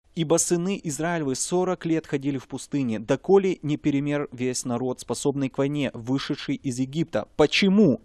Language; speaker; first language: Russian; native; Russian